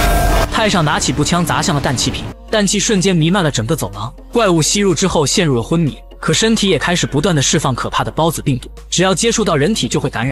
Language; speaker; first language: Chinese; native; Chinese